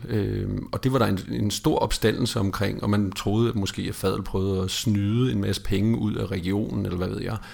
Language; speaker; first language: Danish; native; Danish